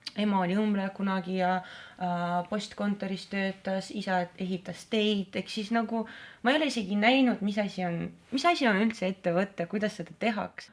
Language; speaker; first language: Estonian; non-native, local second language; Russian